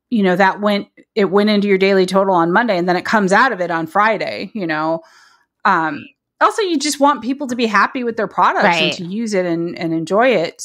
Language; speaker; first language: English; native; English